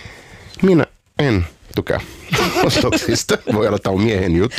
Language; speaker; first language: Finnish; non-native, learner; Portuguese